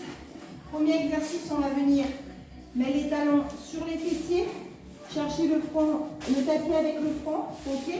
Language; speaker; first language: French; native; French